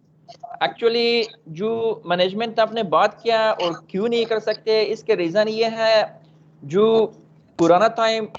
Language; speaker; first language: Hindi; non-native, fluent; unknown